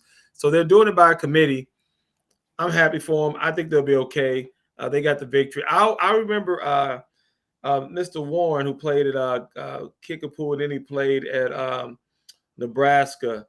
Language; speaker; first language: English; native; English